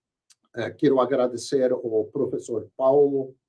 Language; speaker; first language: Portuguese; non-native, fluent; English